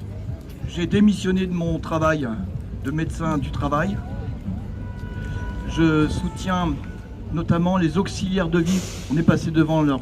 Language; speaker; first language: French; native; French